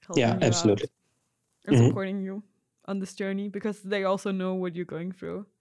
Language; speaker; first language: English; non-native, fluent; Danish